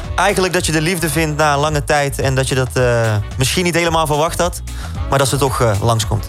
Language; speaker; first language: Dutch; native; Dutch